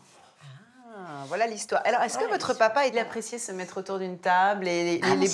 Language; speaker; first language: French; native; French